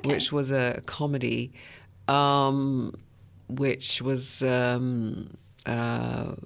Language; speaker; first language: English; early bilingual, other home language; French